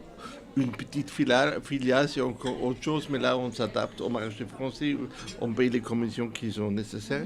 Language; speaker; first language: French; non-native, fluent; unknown